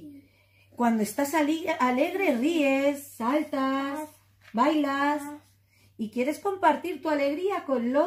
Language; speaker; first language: Spanish; native; Spanish